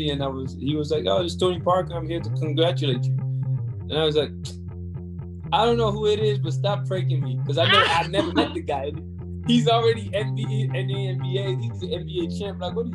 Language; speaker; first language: English; non-native, fluent; French